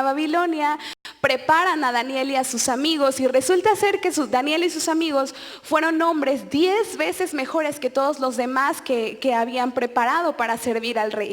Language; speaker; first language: Spanish; native; Spanish